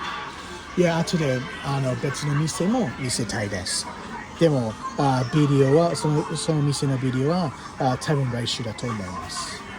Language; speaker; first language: Japanese; non-native, fluent; English